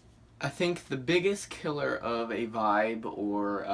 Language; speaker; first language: English; native; English